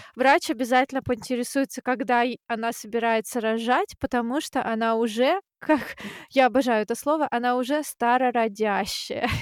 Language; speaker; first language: Russian; native; Russian